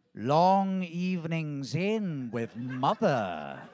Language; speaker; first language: English; native; English